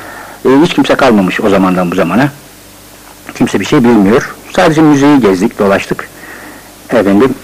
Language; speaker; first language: Turkish; native; Turkish